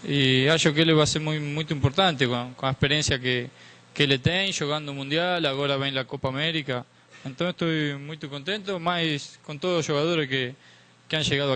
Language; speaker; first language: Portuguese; non-native, learner; Spanish